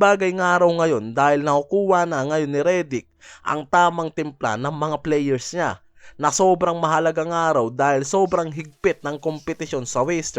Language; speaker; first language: Filipino; native; Filipino